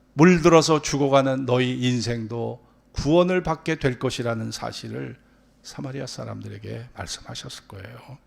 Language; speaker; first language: Korean; native; Korean